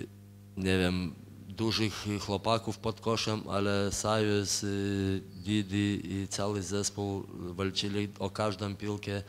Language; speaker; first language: Polish; non-native, fluent; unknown